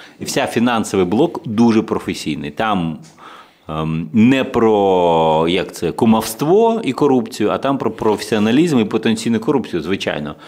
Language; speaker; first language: Ukrainian; non-native, local second language; Russian